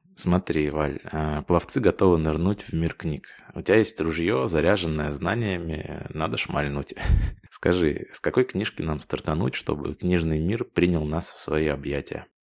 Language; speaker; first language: Russian; native; Russian